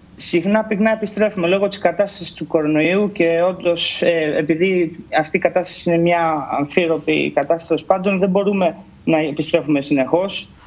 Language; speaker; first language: Greek; native; Greek